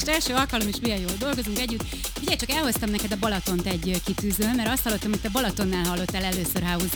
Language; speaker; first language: Hungarian; native; Hungarian